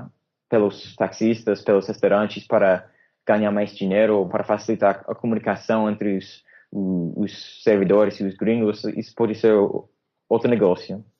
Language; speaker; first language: Portuguese; non-native, fluent; English